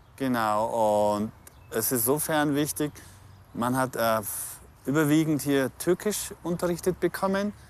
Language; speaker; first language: German; early bilingual, other home language; Turkish